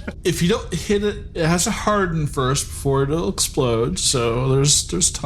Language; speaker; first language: English; native; English